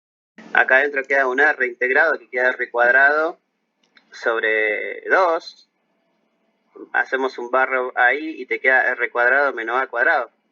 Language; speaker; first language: Spanish; native; Spanish